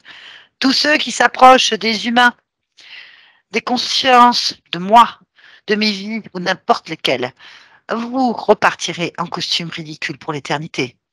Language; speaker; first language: French; native; French